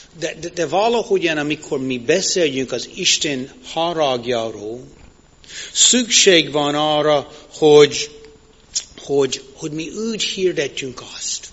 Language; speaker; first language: Hungarian; non-native, fluent; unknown